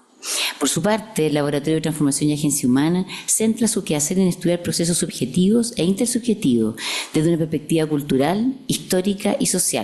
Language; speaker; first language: Spanish; native; Spanish